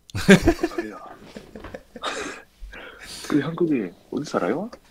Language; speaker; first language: Korean; non-native, learner; French